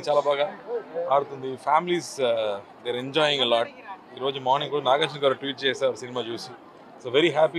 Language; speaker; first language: Telugu; non-native, fluent; Tamil